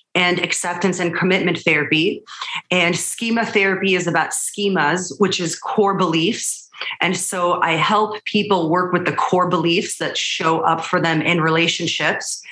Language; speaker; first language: English; early bilingual, other home language; Hebrew